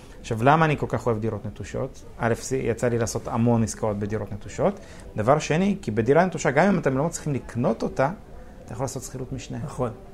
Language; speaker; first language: Hebrew; early bilingual, other home language; Russian